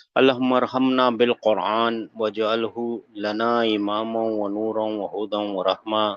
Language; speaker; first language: Hindi; native; Hindi